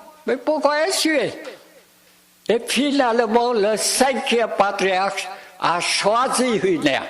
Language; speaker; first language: French; non-native, fluent; Vietnamese